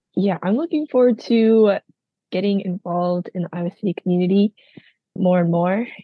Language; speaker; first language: English; native; English